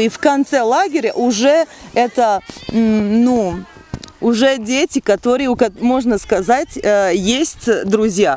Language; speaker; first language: Russian; non-native, fluent; Serbian